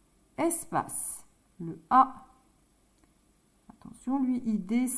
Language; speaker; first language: French; native; French